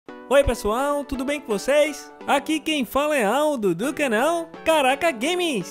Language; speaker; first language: Portuguese; native; Portuguese